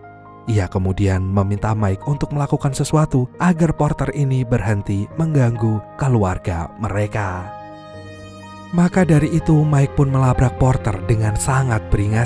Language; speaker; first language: Indonesian; native; Indonesian